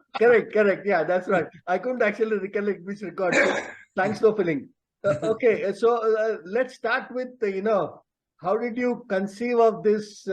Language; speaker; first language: English; non-native, local second language; Telugu